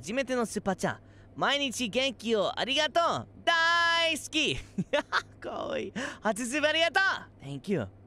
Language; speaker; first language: Japanese; non-native, learner; English